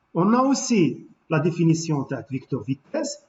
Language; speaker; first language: French; non-native, local second language; Arabic